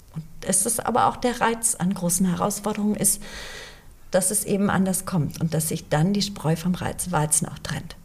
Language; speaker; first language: German; early bilingual, other home language; English